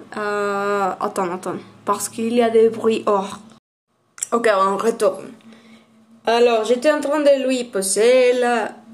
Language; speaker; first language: French; non-native, learner; Spanish